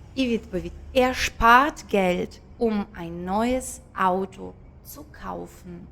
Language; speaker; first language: German; non-native, fluent; Ukrainian